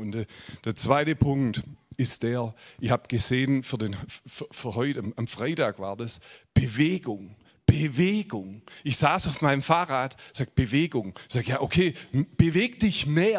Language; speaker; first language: German; native; German